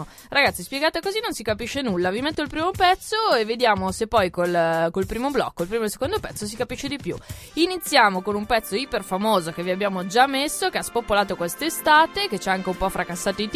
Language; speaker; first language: Italian; native; Italian